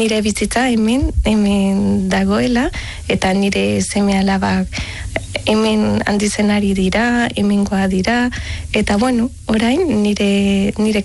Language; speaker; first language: Basque; non-native, learner; Spanish